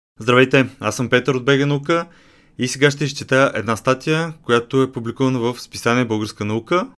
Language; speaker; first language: Bulgarian; native; Bulgarian